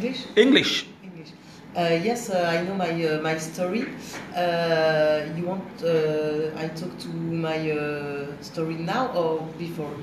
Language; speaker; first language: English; non-native, learner; French